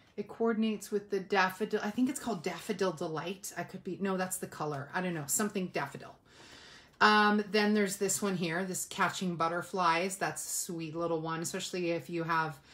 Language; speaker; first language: English; native; English